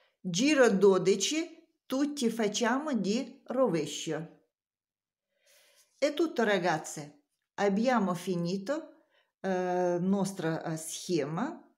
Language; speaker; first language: Italian; non-native, learner; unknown